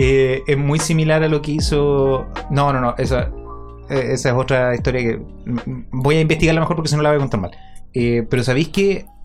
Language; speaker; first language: Spanish; native; Spanish